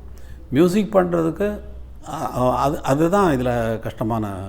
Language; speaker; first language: Tamil; native; Tamil